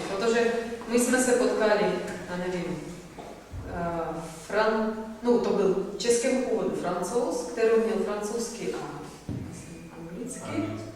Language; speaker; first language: Czech; non-native, fluent; Russian